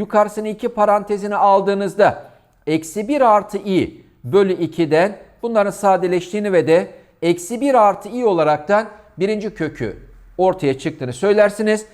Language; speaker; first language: Turkish; native; Turkish